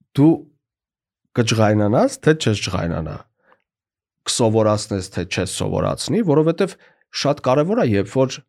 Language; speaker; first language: Armenian; native; Armenian